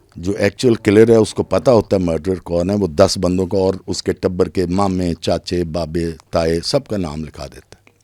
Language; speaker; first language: Urdu; non-native, local second language; Punjabi